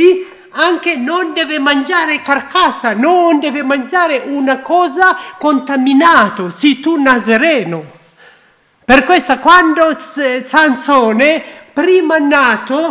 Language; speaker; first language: Italian; non-native, learner; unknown